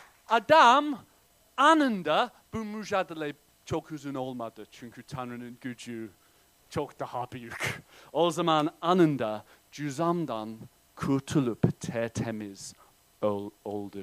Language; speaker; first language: Turkish; non-native, fluent; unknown